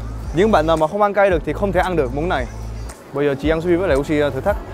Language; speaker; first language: Vietnamese; non-native, fluent; Korean